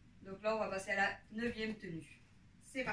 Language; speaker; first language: French; native; French